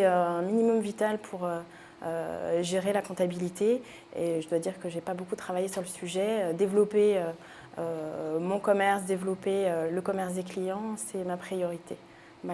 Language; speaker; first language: French; native; French